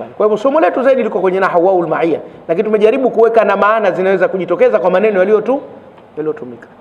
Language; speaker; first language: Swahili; native; Swahili